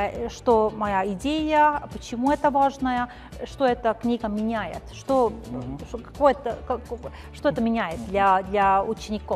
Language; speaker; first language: Russian; non-native, fluent; Estonian